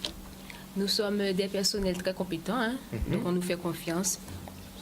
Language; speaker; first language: French; native; French